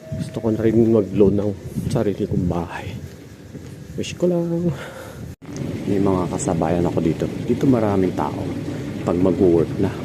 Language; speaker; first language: Filipino; native; Filipino